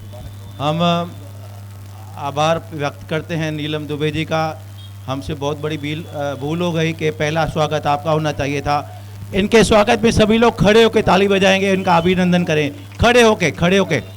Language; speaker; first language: Hindi; non-native, local second language; Sindhi